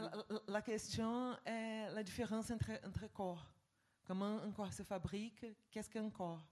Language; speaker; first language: French; non-native, fluent; Portuguese